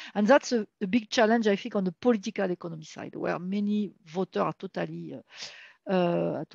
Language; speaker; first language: English; non-native, fluent; French